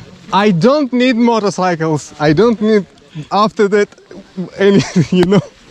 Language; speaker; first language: English; non-native, learner; Russian